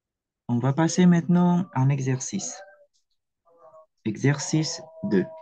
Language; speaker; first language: French; non-native, fluent; Indonesian